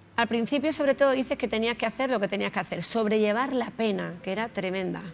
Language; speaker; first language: Spanish; native; Spanish